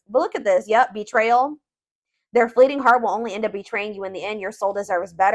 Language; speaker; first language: English; native; English